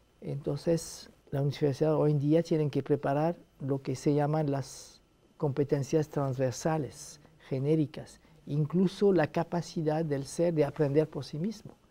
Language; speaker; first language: Spanish; non-native, fluent; Arabic